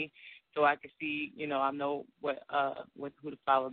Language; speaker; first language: English; native; English